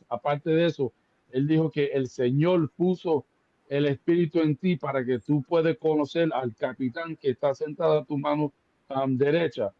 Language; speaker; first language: Spanish; early bilingual, heritage; Spanish